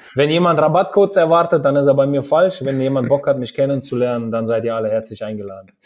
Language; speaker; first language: German; early bilingual, other home language; Russian